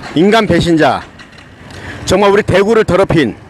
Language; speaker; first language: Korean; native; Korean